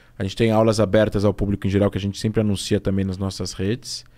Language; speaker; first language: Portuguese; native; Portuguese